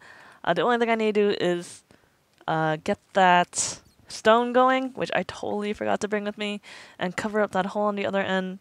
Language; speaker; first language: English; native; English